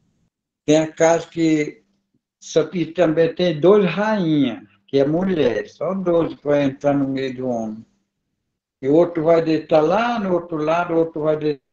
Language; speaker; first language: Portuguese; non-native, local second language; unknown